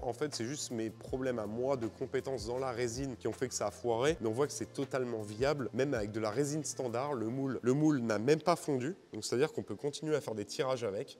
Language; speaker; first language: French; native; French